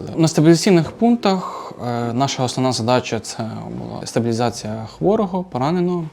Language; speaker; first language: Ukrainian; native; Ukrainian